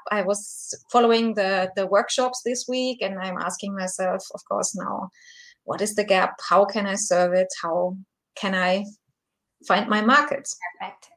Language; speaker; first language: English; non-native, fluent; German